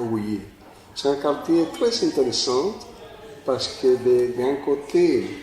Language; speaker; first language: French; non-native, fluent; Spanish